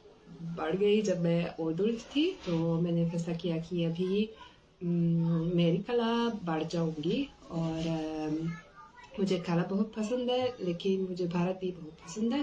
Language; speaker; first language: Hindi; non-native, fluent; Italian